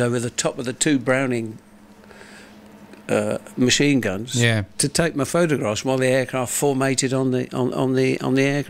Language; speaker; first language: English; native; English